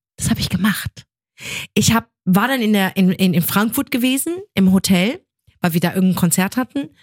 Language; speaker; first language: German; early bilingual, other home language; Arabic